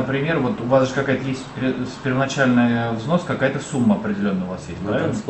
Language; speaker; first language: Russian; native; Russian